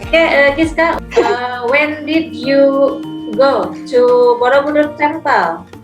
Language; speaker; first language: English; non-native, fluent; Indonesian